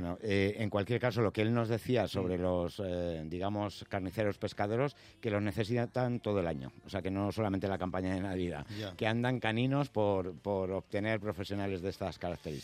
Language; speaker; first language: Spanish; native; Spanish